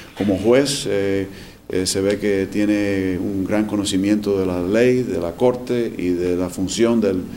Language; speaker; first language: Spanish; native; Spanish